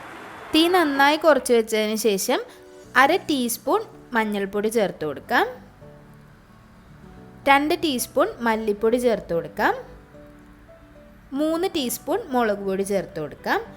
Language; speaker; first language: Malayalam; native; Malayalam